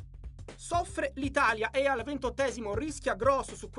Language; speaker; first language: Italian; native; Italian